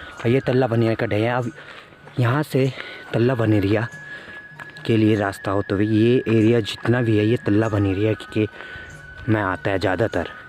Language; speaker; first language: Hindi; non-native, local second language; Garhwali